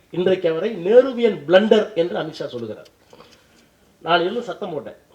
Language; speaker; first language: Tamil; native; Tamil